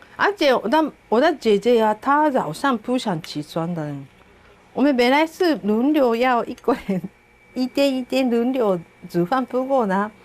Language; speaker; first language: Chinese; non-native, fluent; Japanese